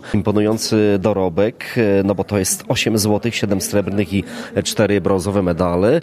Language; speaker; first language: Polish; native; Polish